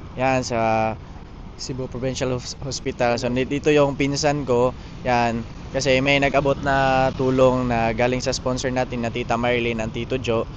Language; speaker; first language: Filipino; non-native, local second language; Cebuano